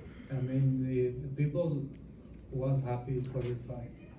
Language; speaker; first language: English; non-native, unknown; Spanish